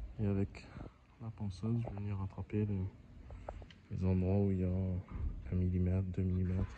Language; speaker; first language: French; native; French